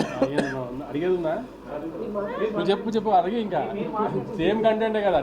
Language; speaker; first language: Telugu; native; Telugu